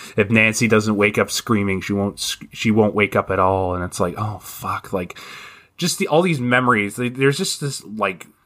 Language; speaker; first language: English; native; English